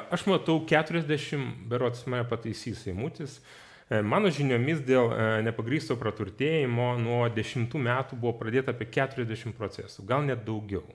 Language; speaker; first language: Lithuanian; non-native, fluent; Georgian